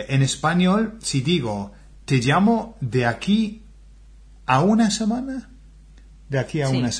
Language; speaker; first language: Spanish; non-native, fluent; English